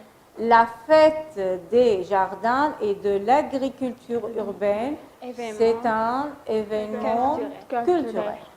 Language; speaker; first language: French; non-native, fluent; Arabic